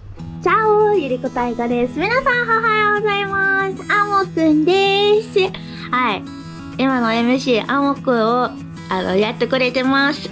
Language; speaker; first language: Japanese; non-native, fluent; Italian